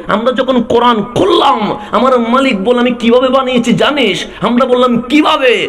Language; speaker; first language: Bangla; non-native, local second language; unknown